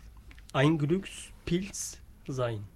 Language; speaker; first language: German; non-native, learner; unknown